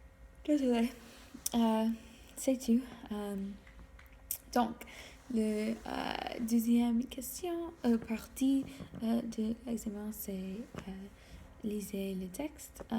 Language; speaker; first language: French; non-native, learner; English